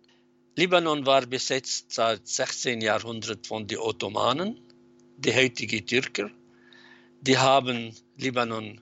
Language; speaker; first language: German; non-native, fluent; Arabic